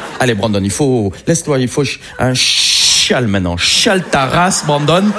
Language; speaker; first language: French; native; French